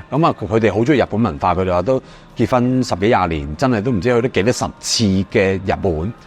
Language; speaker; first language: Cantonese; native; Cantonese